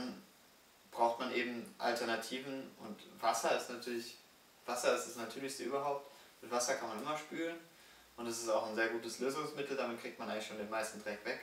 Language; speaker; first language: German; native; German